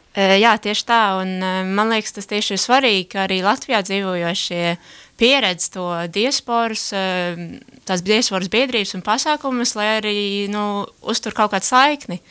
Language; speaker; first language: Latvian; early bilingual, heritage; Latvian